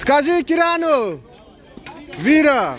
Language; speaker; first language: Russian; non-native, learner; Uzbek